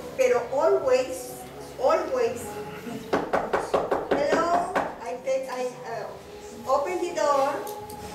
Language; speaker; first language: English; non-native, learner; Spanish